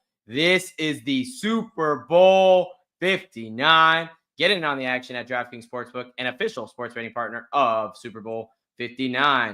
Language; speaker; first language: English; native; English